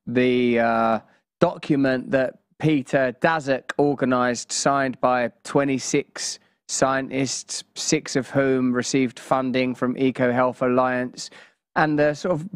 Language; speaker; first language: English; native; English